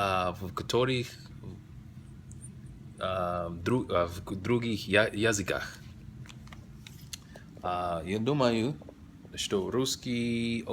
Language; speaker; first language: Russian; non-native, learner; English